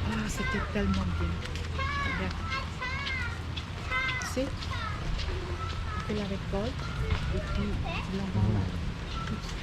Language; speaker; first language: French; non-native, fluent; Vietnamese